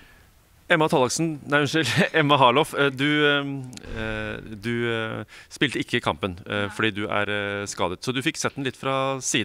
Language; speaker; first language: Norwegian; native; Norwegian